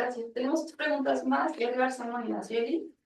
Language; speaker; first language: Spanish; native; Spanish